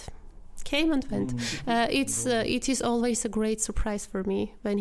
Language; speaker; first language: English; non-native, fluent; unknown